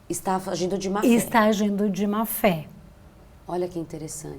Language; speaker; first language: Portuguese; native; Portuguese